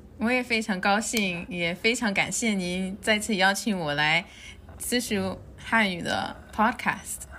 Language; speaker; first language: Chinese; non-native, fluent; Spanish